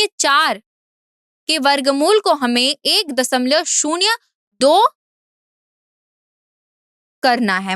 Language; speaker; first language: Hindi; native; Hindi